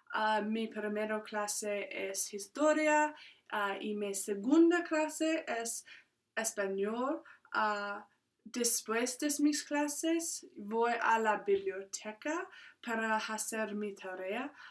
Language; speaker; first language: Spanish; non-native, learner; English